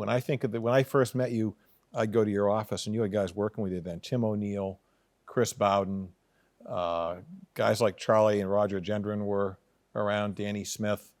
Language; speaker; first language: English; native; English